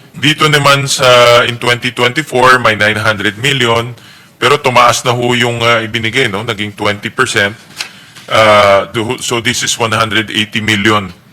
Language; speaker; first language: Filipino; native; Filipino